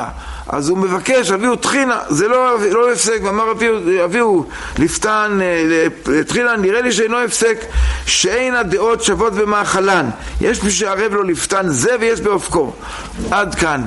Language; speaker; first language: Hebrew; native; Hebrew